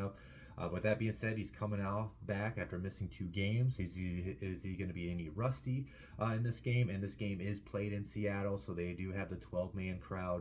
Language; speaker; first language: English; native; English